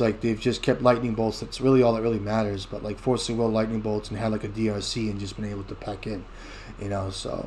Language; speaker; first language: English; native; English